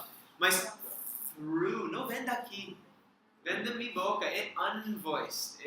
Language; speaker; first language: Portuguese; non-native, learner; English